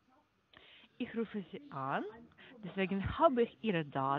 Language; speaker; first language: German; non-native, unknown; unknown